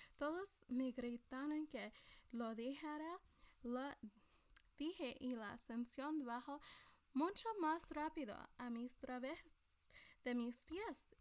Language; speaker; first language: Spanish; non-native, learner; English